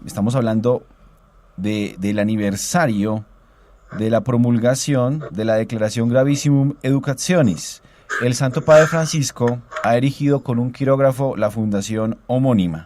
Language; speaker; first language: Spanish; native; Spanish